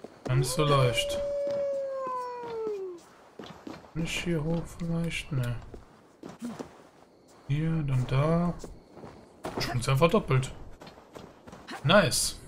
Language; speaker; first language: German; native; German